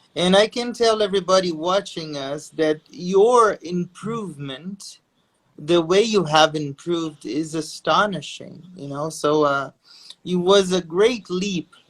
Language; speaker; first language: English; non-native, fluent; Portuguese